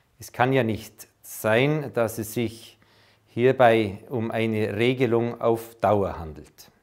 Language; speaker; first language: German; native; German